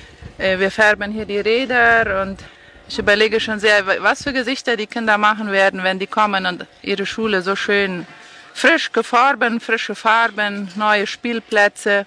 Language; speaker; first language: German; non-native, fluent; Spanish